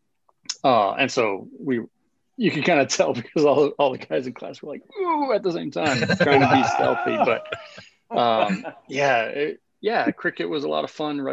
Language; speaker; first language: English; native; English